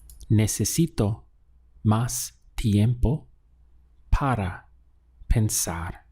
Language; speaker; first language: Spanish; non-native, fluent; English